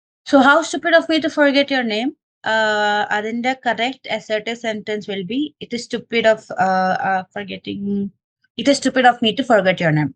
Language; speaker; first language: English; non-native, local second language; Malayalam